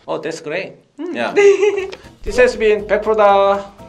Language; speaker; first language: English; non-native, fluent; Korean